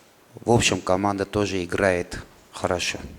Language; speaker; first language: Russian; non-native, fluent; Armenian